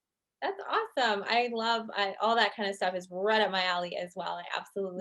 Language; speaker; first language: English; native; English